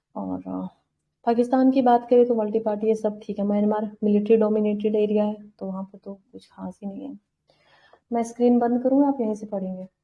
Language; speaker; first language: Hindi; native; Hindi